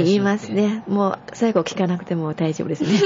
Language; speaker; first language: Japanese; non-native, fluent; Chinese